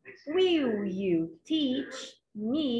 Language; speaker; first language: English; non-native, fluent; Portuguese